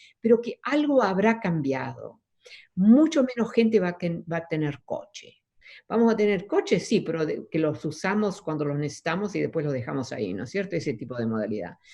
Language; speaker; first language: Spanish; early bilingual, other home language; Dutch